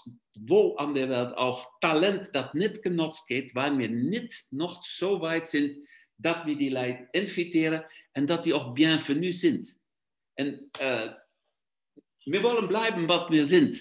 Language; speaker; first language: German; non-native, fluent; Luxembourgish